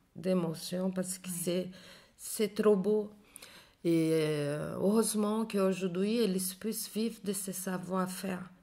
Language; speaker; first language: French; non-native, learner; Portuguese